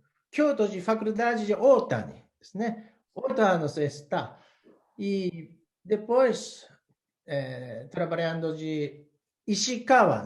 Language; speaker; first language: Portuguese; non-native, learner; Japanese